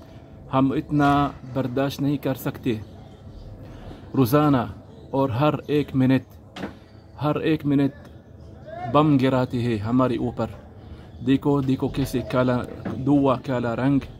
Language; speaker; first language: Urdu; non-native, learner; Arabic